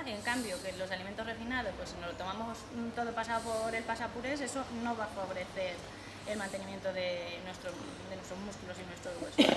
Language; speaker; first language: Spanish; native; Spanish